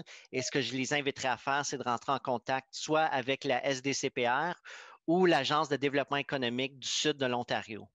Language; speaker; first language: French; native; French